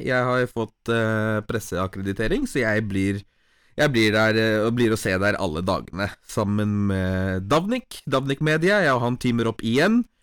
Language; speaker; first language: Norwegian; early bilingual, other home language; Polish